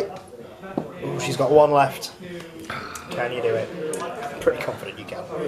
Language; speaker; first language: English; native; English